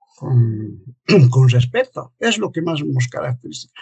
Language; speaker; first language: Spanish; native; Spanish